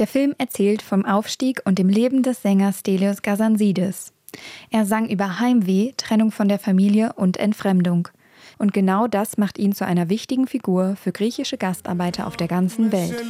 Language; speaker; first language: German; native; German